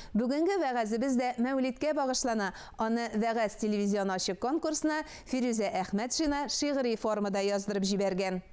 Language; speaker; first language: Tatar; native; Tatar